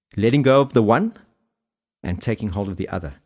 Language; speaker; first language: English; native; English